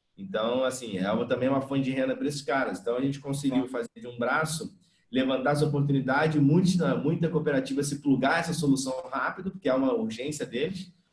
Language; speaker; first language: Portuguese; native; Portuguese